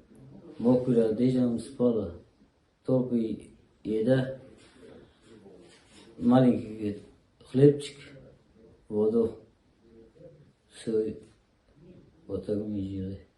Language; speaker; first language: Russian; non-native, learner; Uzbek